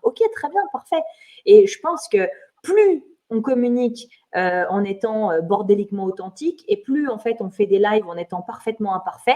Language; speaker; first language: French; native; French